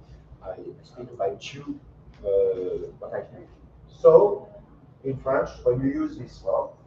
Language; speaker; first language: English; non-native, learner; French